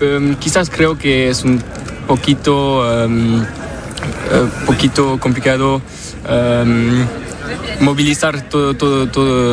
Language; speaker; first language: Spanish; non-native, learner; French